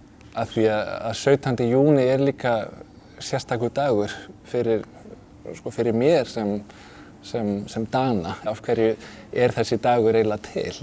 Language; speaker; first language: Icelandic; non-native, fluent; Danish